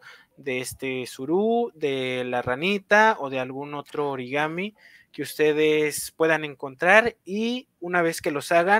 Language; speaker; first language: Spanish; native; Spanish